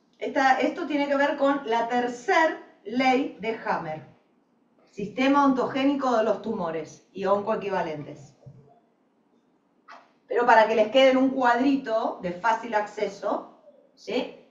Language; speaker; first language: Spanish; native; Spanish